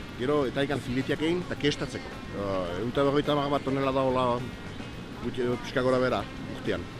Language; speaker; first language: Basque; native; Basque